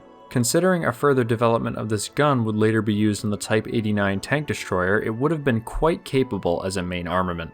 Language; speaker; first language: English; native; English